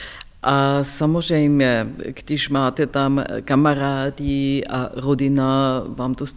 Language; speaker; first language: Czech; non-native, learner; German